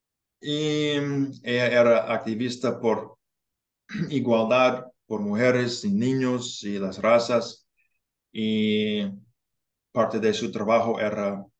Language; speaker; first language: Spanish; non-native, learner; English